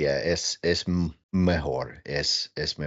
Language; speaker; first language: Spanish; non-native, learner; English